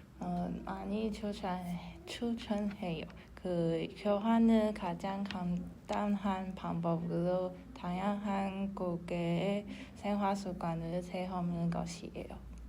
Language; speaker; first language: Korean; non-native, learner; Chinese